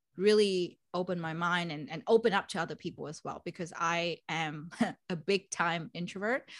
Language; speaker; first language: English; non-native, fluent; Vietnamese